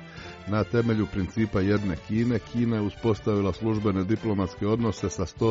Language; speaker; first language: Serbian; native; Serbian